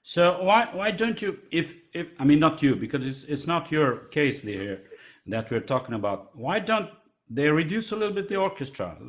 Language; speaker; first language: English; non-native, fluent; Romanian